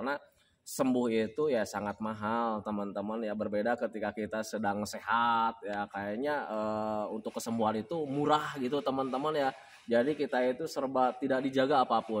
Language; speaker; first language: Indonesian; native; Indonesian